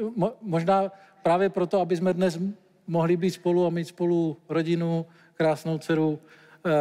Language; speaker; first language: Czech; native; Czech